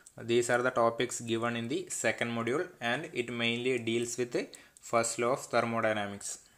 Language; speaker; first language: English; non-native, local second language; Malayalam